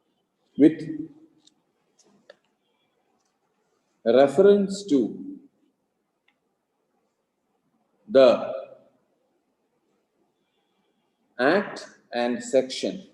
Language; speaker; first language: English; non-native, local second language; Malayalam